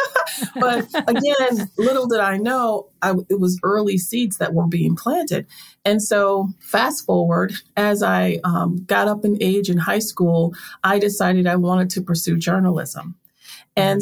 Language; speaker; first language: English; native; English